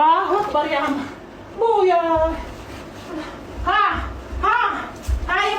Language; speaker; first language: Arabic; native; Arabic